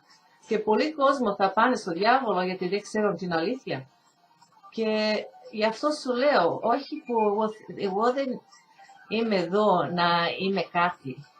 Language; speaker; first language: Greek; early bilingual, heritage; Greek